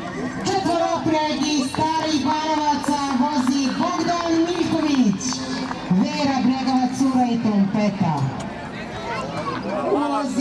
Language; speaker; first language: Bosnian; native; Bosnian